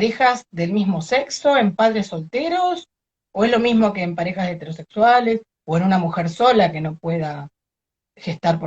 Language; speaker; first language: Spanish; native; Spanish